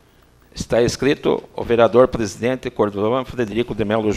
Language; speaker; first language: Portuguese; native; Portuguese